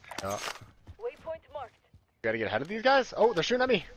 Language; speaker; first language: English; native; English